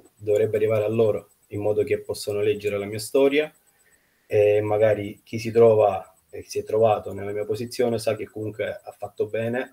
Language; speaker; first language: Italian; non-native, fluent; Russian